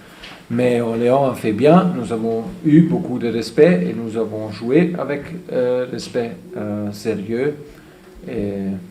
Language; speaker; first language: French; non-native, fluent; German